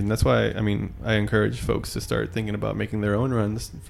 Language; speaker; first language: English; native; English